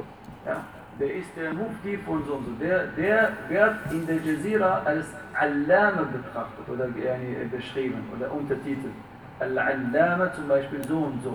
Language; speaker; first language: German; non-native, fluent; Arabic